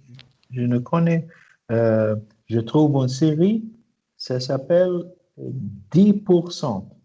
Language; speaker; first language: French; non-native, learner; Arabic